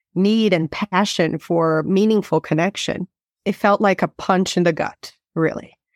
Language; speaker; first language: English; non-native, fluent; Portuguese